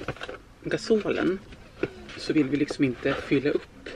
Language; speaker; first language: Swedish; native; Swedish